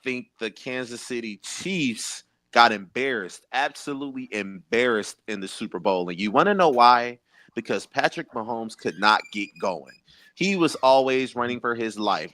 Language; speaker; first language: English; native; English